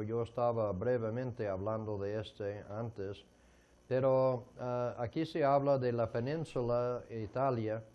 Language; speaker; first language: Spanish; non-native, fluent; English